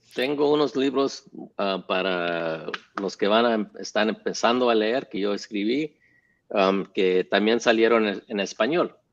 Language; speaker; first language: Spanish; early bilingual, heritage; English